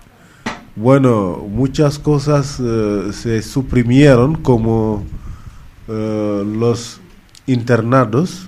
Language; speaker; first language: Spanish; non-native, fluent; Wolof